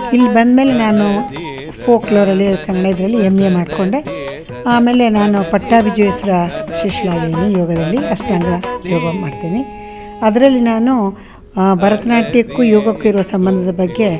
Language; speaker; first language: Kannada; native; Kannada